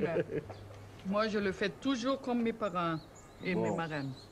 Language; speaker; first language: French; non-native, learner; German